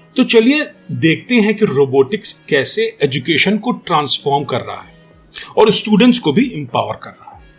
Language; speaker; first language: Hindi; native; Hindi